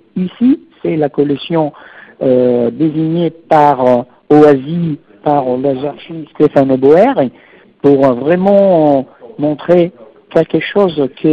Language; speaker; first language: French; non-native, fluent; Italian